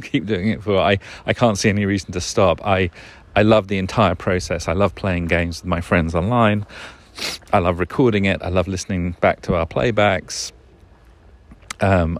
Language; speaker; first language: English; native; English